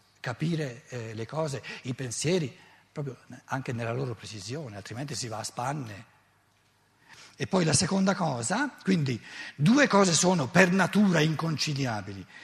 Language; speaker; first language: Italian; native; Italian